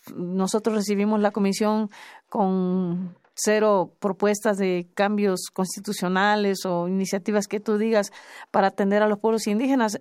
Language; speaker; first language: Spanish; non-native, local second language; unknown